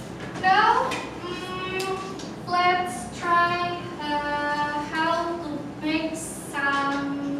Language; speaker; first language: English; non-native, local second language; Indonesian